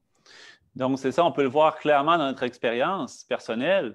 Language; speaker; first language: French; native; French